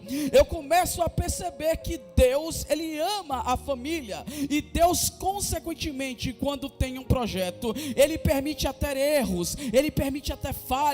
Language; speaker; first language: Portuguese; native; Portuguese